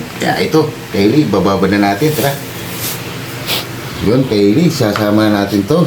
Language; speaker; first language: Filipino; native; Filipino